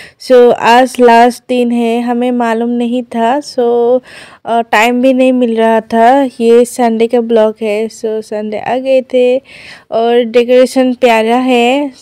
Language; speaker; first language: Hindi; non-native, local second language; Assamese